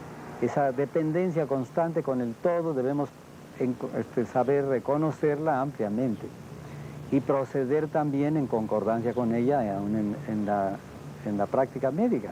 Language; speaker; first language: Spanish; native; Spanish